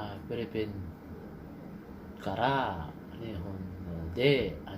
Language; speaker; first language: Japanese; non-native, learner; Cebuano